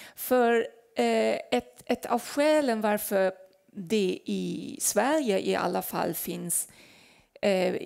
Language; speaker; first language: Swedish; non-native, fluent; German